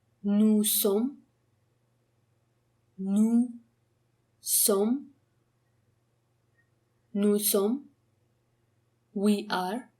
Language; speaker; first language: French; non-native, fluent; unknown